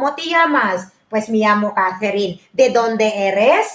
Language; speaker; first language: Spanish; non-native, learner; Filipino